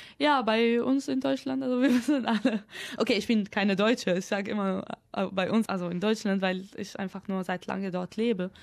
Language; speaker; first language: German; non-native, fluent; Arabic